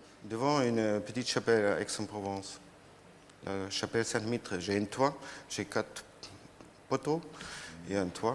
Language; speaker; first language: French; non-native, learner; German